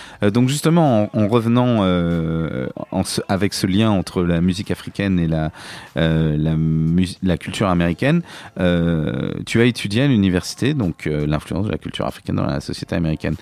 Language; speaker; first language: French; native; French